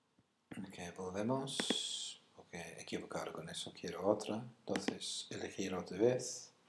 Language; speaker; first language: Spanish; non-native, fluent; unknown